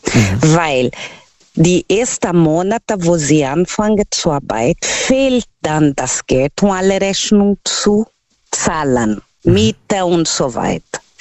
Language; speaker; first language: German; non-native, fluent; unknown